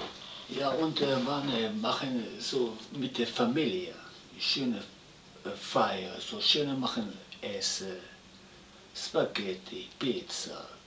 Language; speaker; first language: German; non-native, learner; Italian